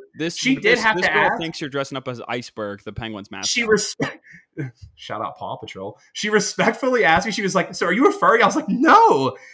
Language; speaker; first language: English; native; English